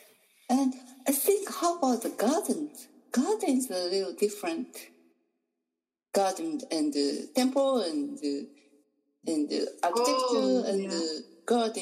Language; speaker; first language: English; non-native, learner; Japanese